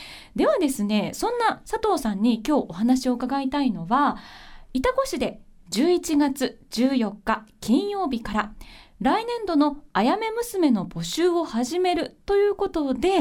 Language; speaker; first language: Japanese; native; Japanese